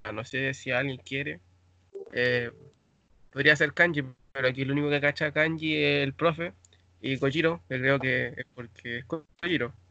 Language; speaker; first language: Spanish; native; Spanish